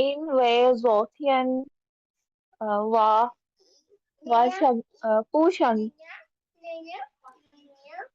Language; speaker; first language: Chinese; non-native, learner; Urdu